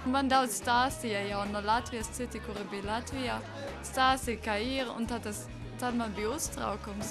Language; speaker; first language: Latvian; non-native, learner; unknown